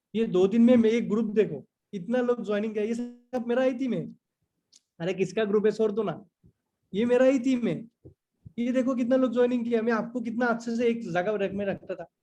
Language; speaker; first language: Hindi; non-native, local second language; Assamese